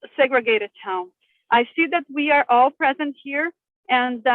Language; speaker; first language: English; non-native, fluent; Portuguese